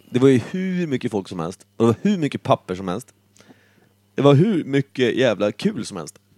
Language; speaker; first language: Swedish; native; Swedish